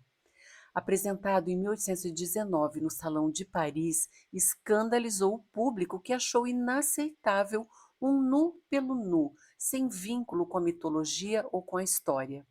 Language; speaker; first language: Portuguese; native; Portuguese